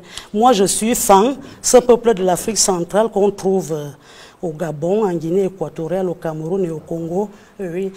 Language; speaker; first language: French; non-native, local second language; Fang